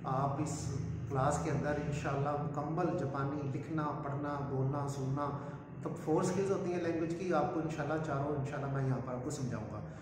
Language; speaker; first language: Urdu; non-native, local second language; Punjabi